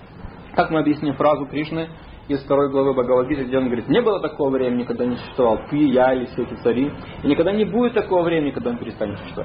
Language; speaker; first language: Russian; native; Russian